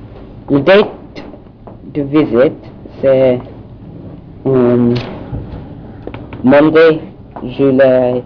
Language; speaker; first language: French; non-native, learner; English